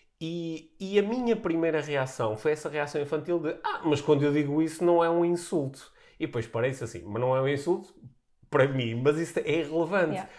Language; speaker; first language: Portuguese; native; Portuguese